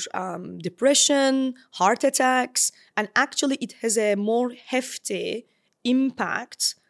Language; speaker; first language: English; non-native, fluent; Turkish